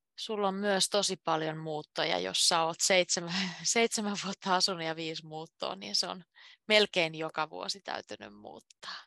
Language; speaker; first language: Finnish; native; Finnish